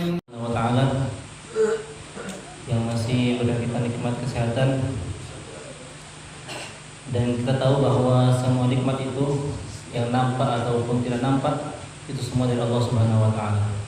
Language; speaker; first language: Indonesian; native; Indonesian